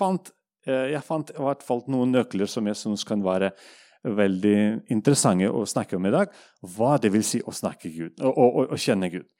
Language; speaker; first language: Norwegian; non-native, fluent; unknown